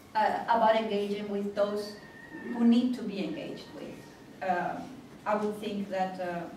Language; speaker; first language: English; non-native, fluent; Spanish